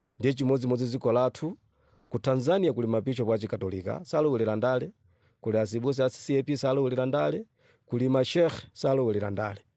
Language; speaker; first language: Nyanja; non-native, local second language; Yao